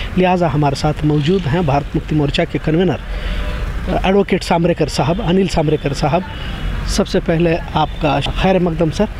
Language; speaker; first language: Hindi; native; Hindi